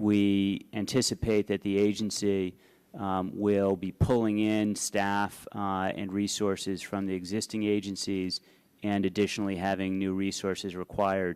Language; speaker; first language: English; native; English